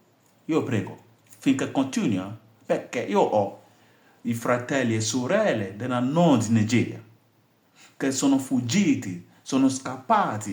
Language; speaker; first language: Italian; non-native, fluent; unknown